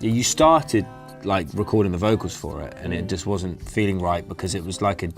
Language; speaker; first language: English; native; English